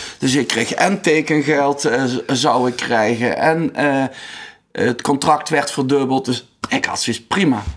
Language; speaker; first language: Dutch; native; Dutch